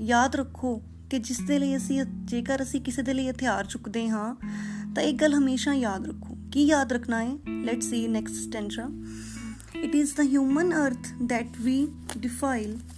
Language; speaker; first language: Punjabi; native; Punjabi